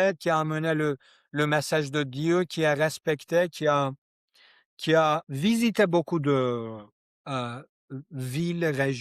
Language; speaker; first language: French; non-native, learner; Kurdish